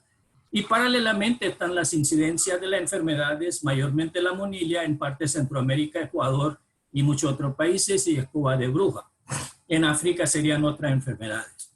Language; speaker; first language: Spanish; non-native, fluent; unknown